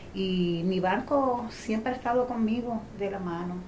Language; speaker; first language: Spanish; native; Spanish